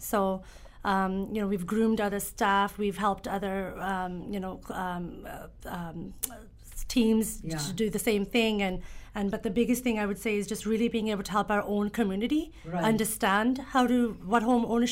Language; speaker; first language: English; native; English